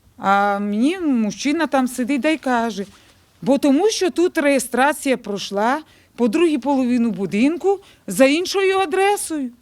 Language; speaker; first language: Ukrainian; native; Ukrainian